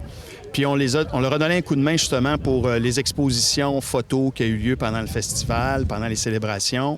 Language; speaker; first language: French; native; French